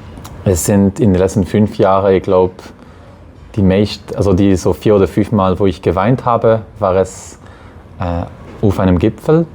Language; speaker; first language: German; non-native, local second language; French